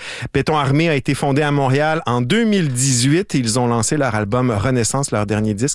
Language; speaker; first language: French; native; French